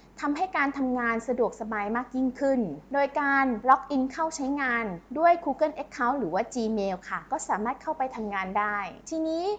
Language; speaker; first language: Thai; native; Thai